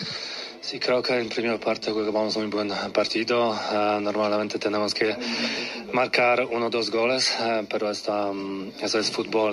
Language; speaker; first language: Spanish; non-native, learner; Polish